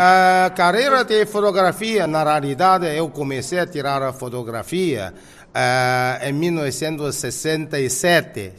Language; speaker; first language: Portuguese; non-native, fluent; Chinese